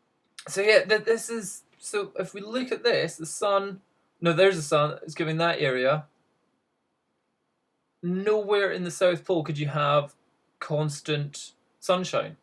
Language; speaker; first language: English; native; English